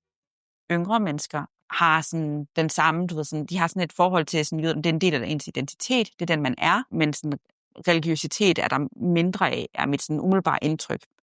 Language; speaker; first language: Danish; native; Danish